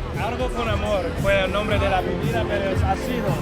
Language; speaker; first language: Spanish; non-native, learner; English